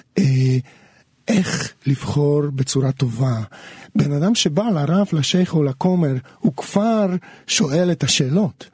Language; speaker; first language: Hebrew; non-native, fluent; Polish